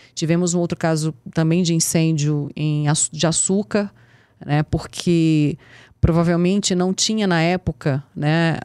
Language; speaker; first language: Portuguese; native; Portuguese